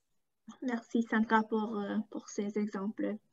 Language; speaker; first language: French; non-native, fluent; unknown